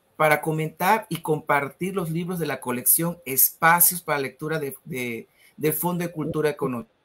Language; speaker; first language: Spanish; native; Spanish